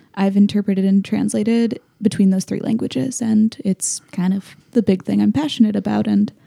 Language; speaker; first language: English; native; English